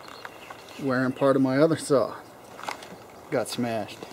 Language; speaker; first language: English; native; English